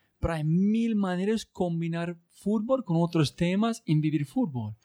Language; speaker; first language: Spanish; non-native, learner; English